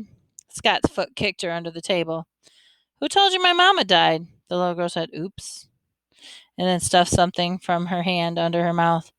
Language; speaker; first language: English; native; English